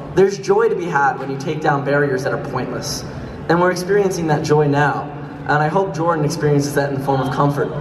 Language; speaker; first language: English; native; English